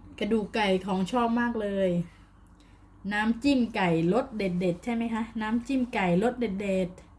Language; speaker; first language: Thai; native; Thai